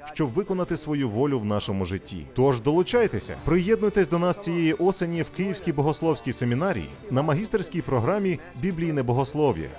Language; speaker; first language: Ukrainian; non-native, fluent; English